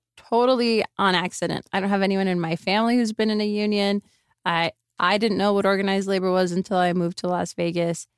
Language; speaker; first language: English; native; English